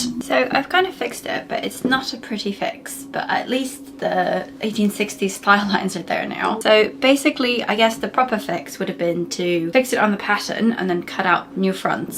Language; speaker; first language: English; native; English